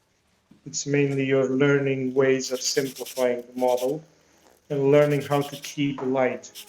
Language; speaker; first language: English; non-native, fluent; Romanian